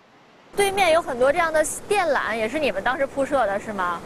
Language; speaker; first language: Chinese; native; Chinese